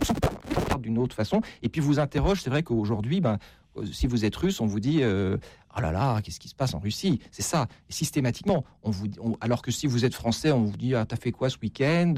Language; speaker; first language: French; native; French